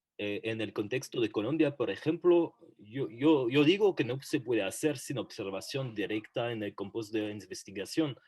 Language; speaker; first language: Spanish; non-native, fluent; French